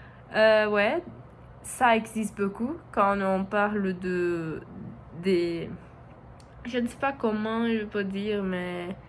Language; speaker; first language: French; non-native, learner; Portuguese